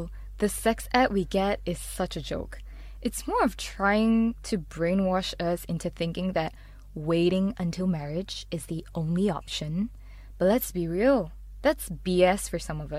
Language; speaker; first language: English; non-native, local second language; Chinese